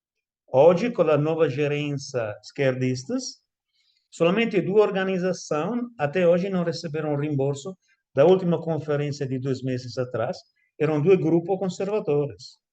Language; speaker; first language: Portuguese; non-native, fluent; Italian